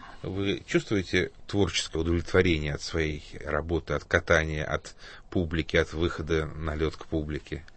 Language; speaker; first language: Russian; native; Russian